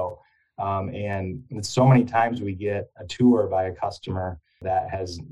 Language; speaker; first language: English; native; English